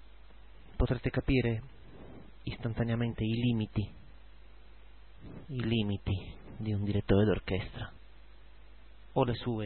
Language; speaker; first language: Italian; native; Italian